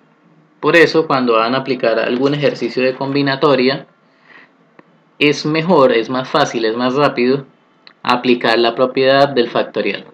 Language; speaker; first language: Spanish; native; Spanish